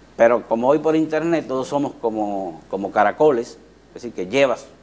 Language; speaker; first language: Spanish; native; Spanish